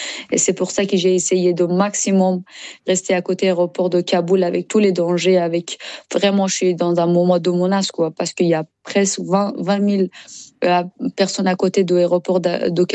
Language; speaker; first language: French; non-native, learner; Persian